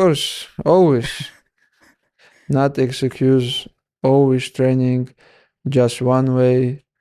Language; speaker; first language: English; non-native, learner; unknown